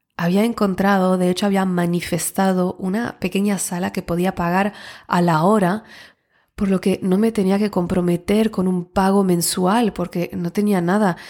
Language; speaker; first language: Spanish; non-native, fluent; French